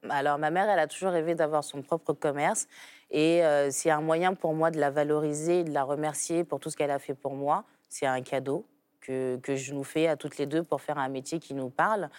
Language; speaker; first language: French; early bilingual, other home language; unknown